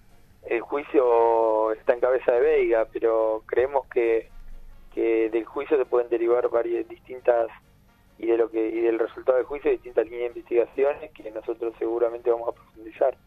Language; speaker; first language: Spanish; native; Spanish